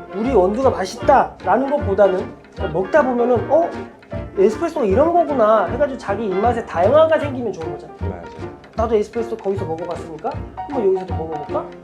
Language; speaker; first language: Korean; native; Korean